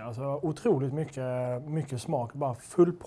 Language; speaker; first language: Swedish; native; Swedish